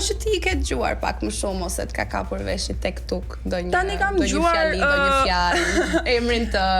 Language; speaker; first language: Albanian; native; Albanian